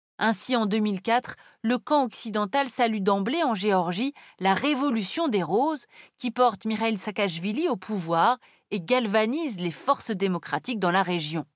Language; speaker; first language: French; native; French